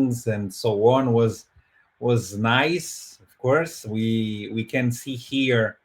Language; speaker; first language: English; non-native, fluent; Portuguese